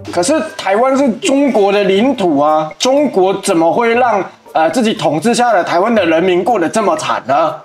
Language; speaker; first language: Chinese; native; Chinese